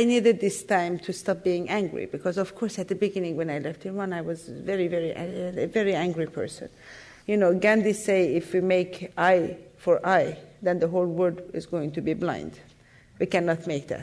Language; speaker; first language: English; non-native, fluent; Persian